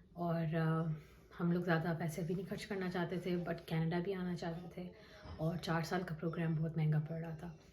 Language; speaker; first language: Urdu; native; Urdu